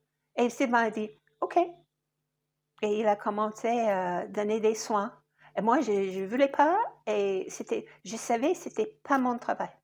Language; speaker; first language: French; non-native, fluent; English